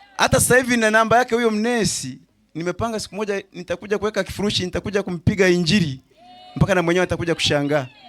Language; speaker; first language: Swahili; native; Swahili